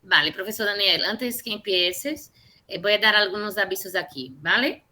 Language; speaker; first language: Spanish; non-native, fluent; Portuguese